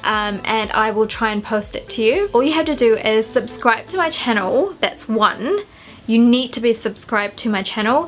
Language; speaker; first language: English; early bilingual, other home language; Sinhala